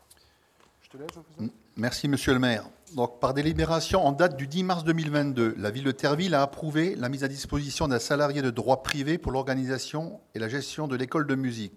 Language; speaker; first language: French; native; French